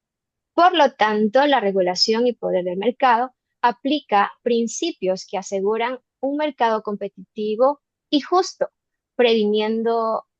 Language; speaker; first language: Spanish; native; Spanish